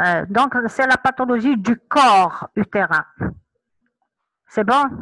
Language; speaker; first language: French; non-native, local second language; Arabic